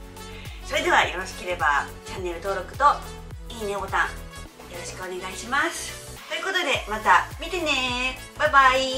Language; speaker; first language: Japanese; native; Japanese